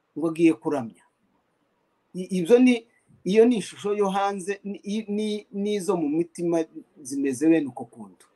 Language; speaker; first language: Kinyarwanda; native; Kinyarwanda